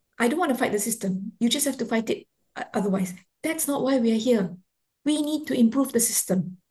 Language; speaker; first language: English; non-native, local second language; Malay